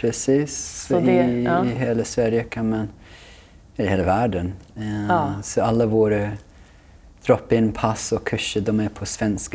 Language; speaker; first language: Swedish; non-native, fluent; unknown